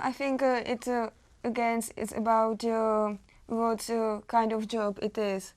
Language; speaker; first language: English; non-native, learner; Czech